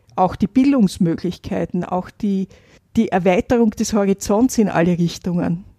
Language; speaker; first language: German; native; German